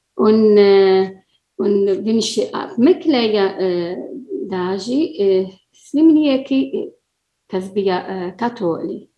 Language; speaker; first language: Latvian; non-native, learner; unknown